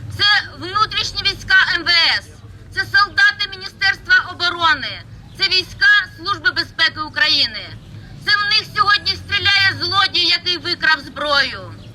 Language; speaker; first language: Ukrainian; native; Ukrainian